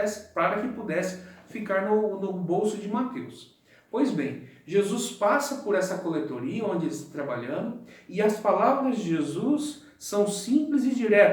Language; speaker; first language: Portuguese; native; Portuguese